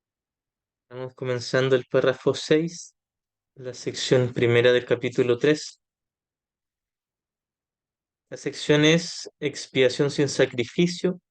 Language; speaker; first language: Spanish; native; Spanish